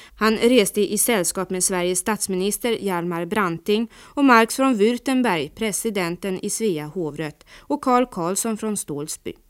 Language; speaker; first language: Swedish; native; Swedish